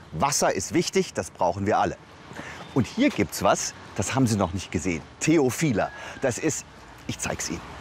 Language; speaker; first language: German; native; German